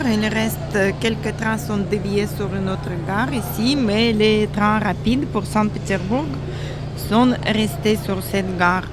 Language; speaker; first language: French; non-native, fluent; Russian